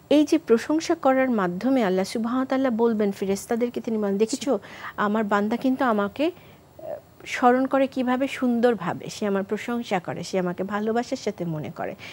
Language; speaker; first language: Bangla; native; Bangla